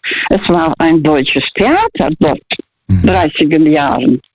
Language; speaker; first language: German; early bilingual, heritage; Russian